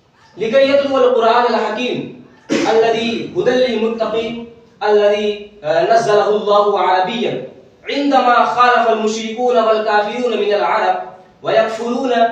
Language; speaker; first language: Arabic; non-native, fluent; Urdu